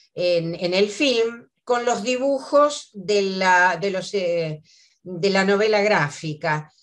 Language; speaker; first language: Spanish; native; Spanish